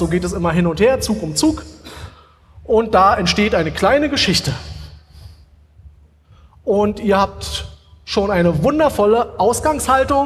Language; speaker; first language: German; native; German